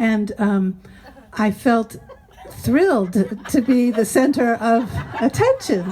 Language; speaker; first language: English; native; English